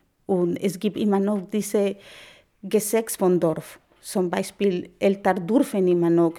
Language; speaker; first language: German; non-native, fluent; Spanish